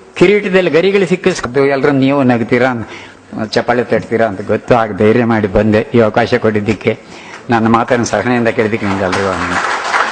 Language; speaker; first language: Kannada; non-native, local second language; Telugu